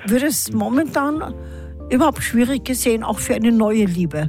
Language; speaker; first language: German; native; German